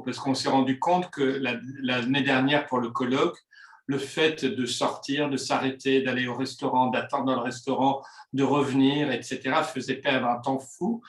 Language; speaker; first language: French; native; French